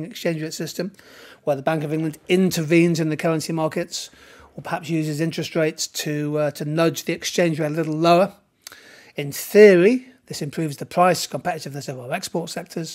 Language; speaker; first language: English; native; English